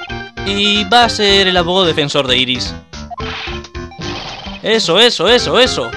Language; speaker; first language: Spanish; native; Spanish